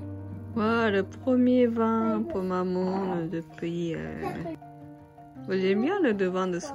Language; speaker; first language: French; non-native, learner; Japanese